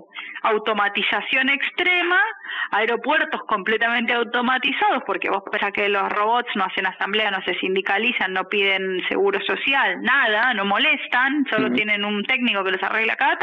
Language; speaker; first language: Spanish; native; Spanish